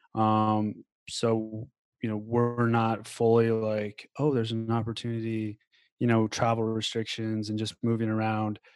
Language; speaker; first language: English; native; English